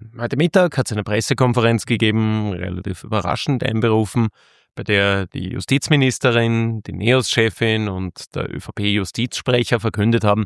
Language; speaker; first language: German; native; German